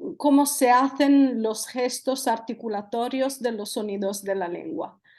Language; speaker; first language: Spanish; non-native, fluent; Italian